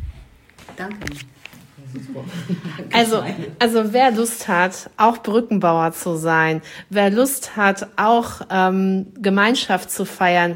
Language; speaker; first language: German; native; German